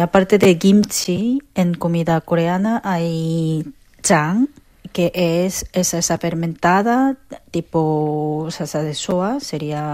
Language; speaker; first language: Spanish; non-native, fluent; Korean